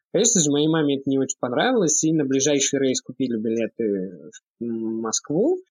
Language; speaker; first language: Russian; early bilingual, heritage; Russian